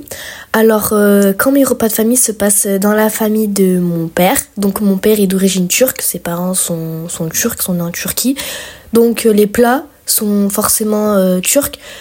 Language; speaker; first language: French; early bilingual, other home language; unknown